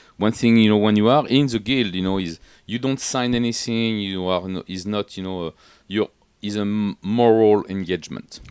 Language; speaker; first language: English; non-native, fluent; French